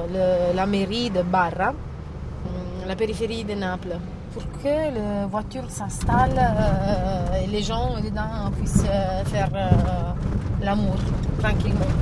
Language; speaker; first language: French; non-native, fluent; Italian